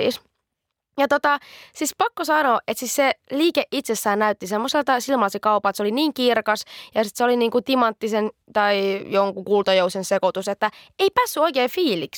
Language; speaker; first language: Finnish; native; Finnish